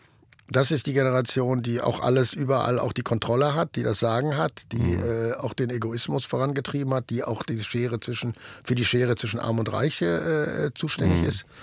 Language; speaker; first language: German; native; German